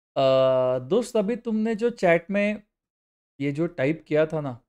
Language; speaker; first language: Hindi; non-native, local second language; Marathi